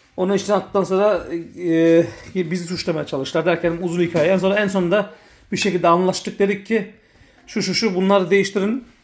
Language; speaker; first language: Turkish; early bilingual, heritage; Turkish